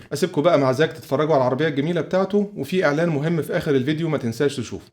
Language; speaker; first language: Arabic; native; Arabic